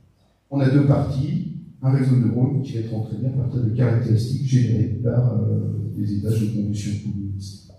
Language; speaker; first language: French; native; French